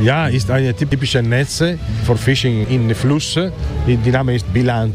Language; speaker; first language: German; non-native, learner; Italian